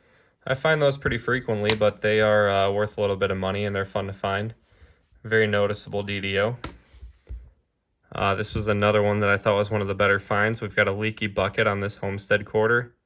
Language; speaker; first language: English; native; English